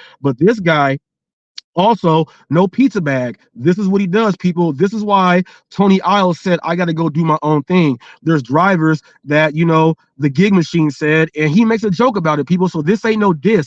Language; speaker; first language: English; native; English